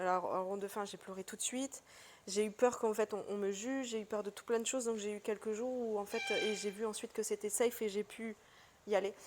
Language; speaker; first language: French; early bilingual, other home language; Portuguese